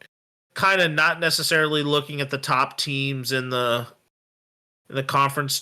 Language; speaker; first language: English; native; English